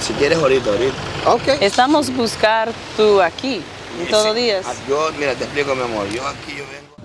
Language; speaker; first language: Spanish; non-native, learner; English